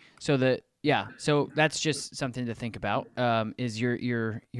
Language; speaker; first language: English; native; English